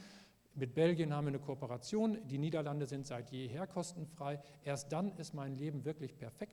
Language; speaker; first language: German; native; German